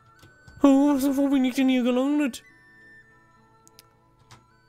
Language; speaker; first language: German; native; German